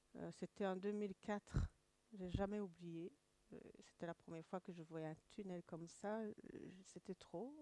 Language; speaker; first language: French; non-native, local second language; Kinyarwanda